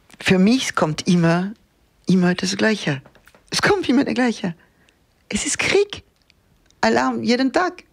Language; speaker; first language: German; non-native, learner; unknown